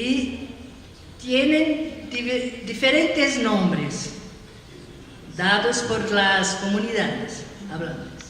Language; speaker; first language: Spanish; non-native, learner; Portuguese